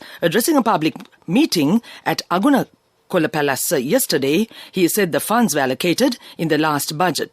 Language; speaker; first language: English; non-native, local second language; Sinhala